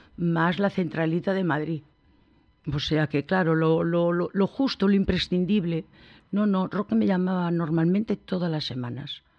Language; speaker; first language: Spanish; native; Spanish